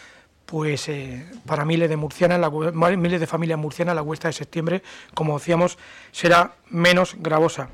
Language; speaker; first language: Spanish; native; Spanish